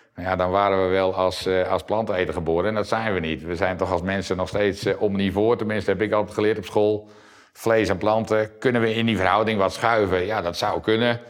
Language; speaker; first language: Dutch; native; Dutch